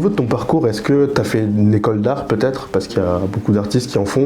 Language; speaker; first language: French; native; French